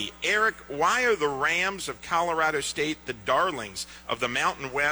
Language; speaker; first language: English; native; English